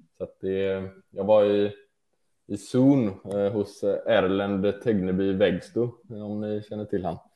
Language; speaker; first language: Swedish; native; Swedish